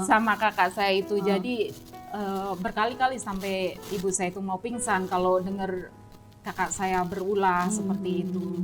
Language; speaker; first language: Indonesian; non-native, local second language; Javanese